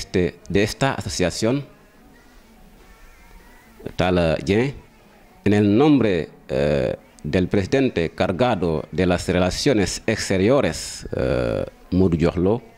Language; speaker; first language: Spanish; non-native, fluent; Wolof